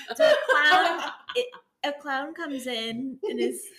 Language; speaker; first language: English; native; English